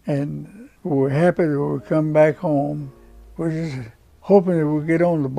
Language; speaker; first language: English; non-native, local second language; Spanish